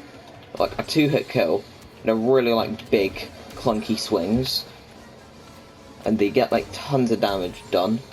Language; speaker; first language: English; native; English